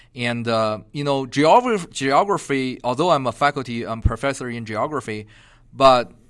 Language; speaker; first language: English; non-native, fluent; Chinese